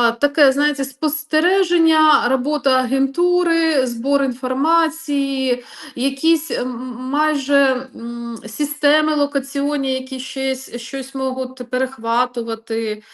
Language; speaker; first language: Ukrainian; non-native, local second language; Russian